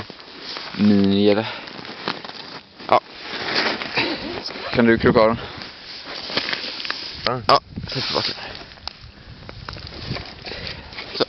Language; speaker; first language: Swedish; native; Swedish